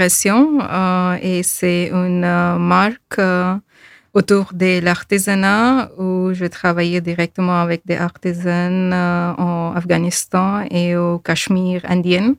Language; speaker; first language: French; non-native, learner; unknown